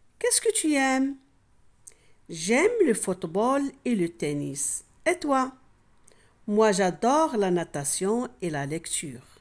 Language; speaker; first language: French; non-native, local second language; Arabic